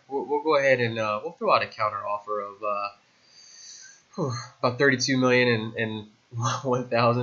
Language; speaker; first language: English; native; English